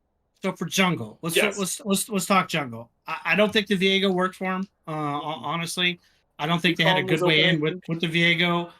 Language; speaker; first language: English; native; English